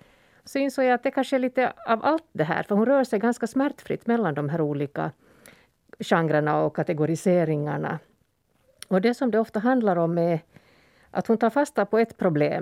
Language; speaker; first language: Swedish; native; Swedish